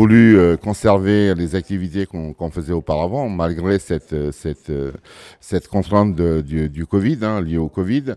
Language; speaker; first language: French; early bilingual, other home language; Portuguese